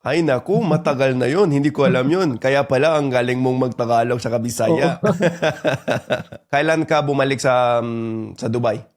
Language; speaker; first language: Filipino; non-native, fluent; English